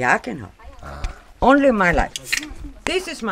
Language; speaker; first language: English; non-native, learner; German